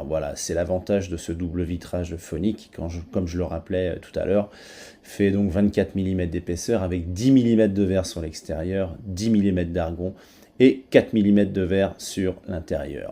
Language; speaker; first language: French; native; French